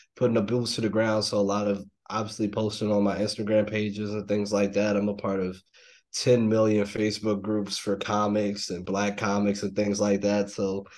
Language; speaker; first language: English; native; English